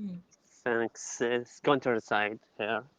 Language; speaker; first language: English; non-native, learner; Arabic